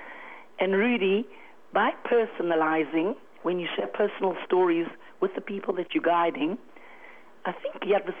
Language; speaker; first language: English; native; English